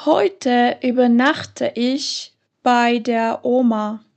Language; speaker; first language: German; non-native, fluent; Slovak